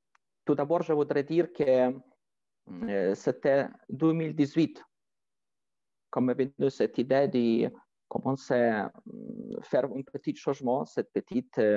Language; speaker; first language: French; non-native, fluent; Ukrainian